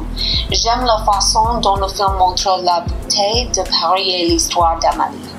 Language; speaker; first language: French; non-native, learner; English